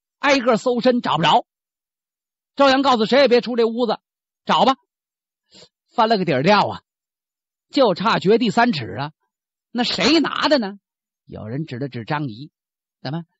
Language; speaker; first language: Chinese; native; Chinese